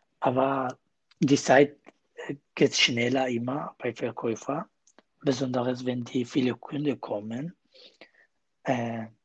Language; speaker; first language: German; non-native, learner; Kurdish